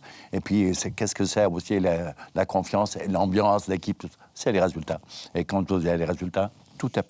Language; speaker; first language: French; native; French